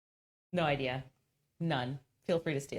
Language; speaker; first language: English; native; English